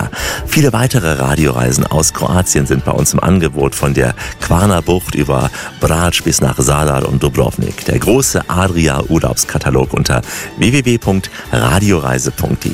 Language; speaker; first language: German; native; German